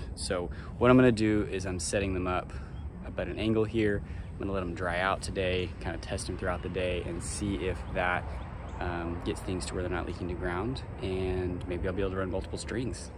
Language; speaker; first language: English; native; English